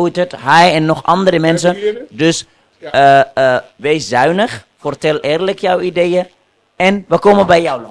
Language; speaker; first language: Dutch; non-native, fluent; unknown